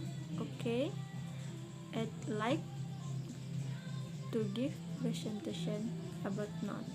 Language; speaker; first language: English; non-native, learner; Indonesian